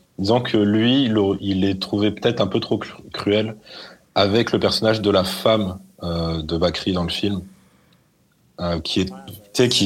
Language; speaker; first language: French; native; French